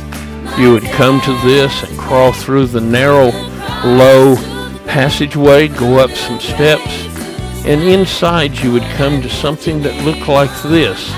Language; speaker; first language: English; native; English